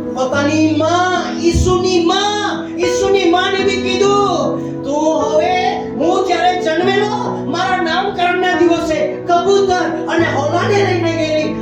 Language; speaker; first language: Gujarati; non-native, local second language; Gamit